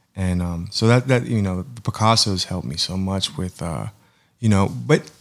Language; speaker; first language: English; native; English